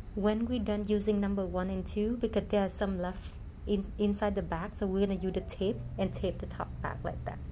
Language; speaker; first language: English; non-native, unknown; Vietnamese